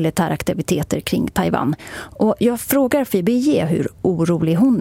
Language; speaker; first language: Swedish; native; Swedish